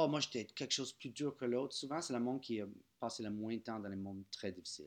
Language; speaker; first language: French; non-native, local second language; English